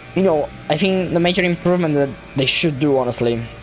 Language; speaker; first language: English; non-native, fluent; Italian